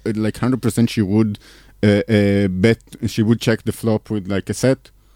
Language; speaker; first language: English; non-native, fluent; Hebrew